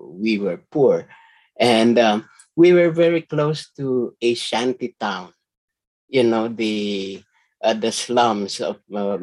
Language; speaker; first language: English; non-native, local second language; Filipino